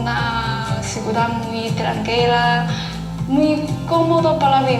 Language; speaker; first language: Spanish; non-native, learner; Chinese